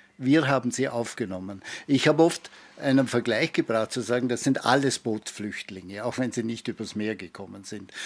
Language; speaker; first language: German; native; German